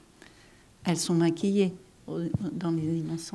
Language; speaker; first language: French; non-native, fluent; Catalan